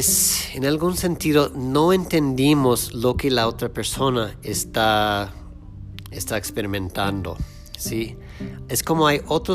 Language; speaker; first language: Spanish; non-native, fluent; English